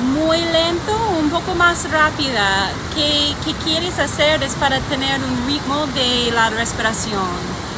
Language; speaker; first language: Spanish; non-native, learner; English